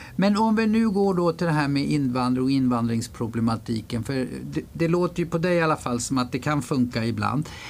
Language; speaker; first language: Swedish; native; Swedish